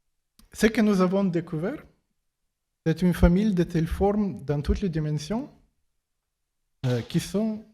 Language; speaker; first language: French; non-native, fluent; Ukrainian